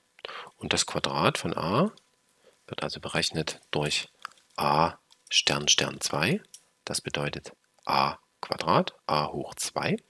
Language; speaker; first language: German; native; German